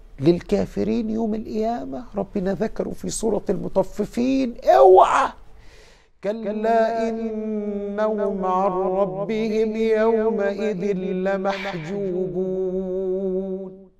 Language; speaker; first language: Arabic; native; Arabic